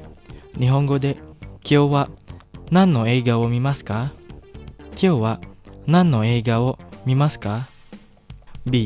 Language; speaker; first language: Japanese; non-native, fluent; Indonesian